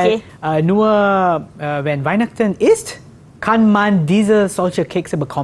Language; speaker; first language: German; non-native, learner; Malay